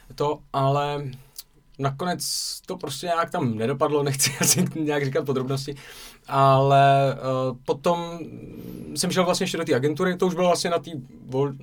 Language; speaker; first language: Czech; native; Czech